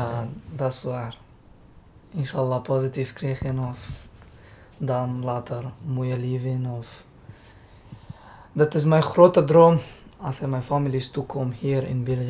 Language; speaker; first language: Dutch; non-native, learner; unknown